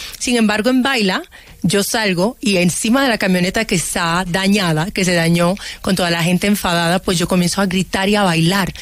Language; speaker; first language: Spanish; early bilingual, other home language; Haitian Creole